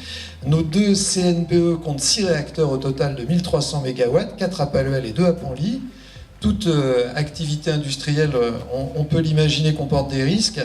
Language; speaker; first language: French; native; French